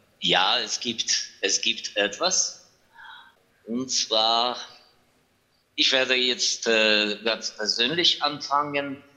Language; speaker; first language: German; non-native, fluent; Ukrainian